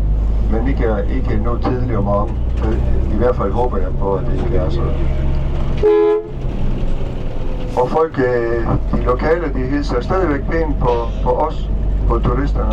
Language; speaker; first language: Danish; non-native, fluent; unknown